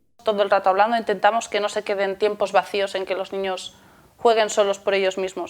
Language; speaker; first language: Spanish; native; Spanish